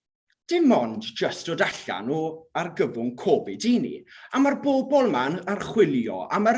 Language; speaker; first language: Welsh; native; Welsh